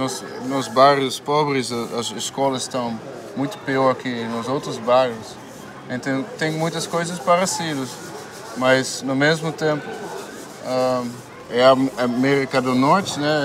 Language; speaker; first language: Portuguese; non-native, fluent; Dutch